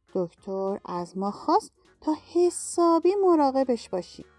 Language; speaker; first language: Persian; native; Persian